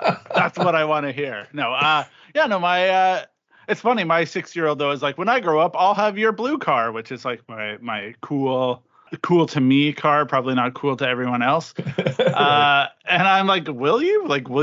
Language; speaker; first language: English; native; English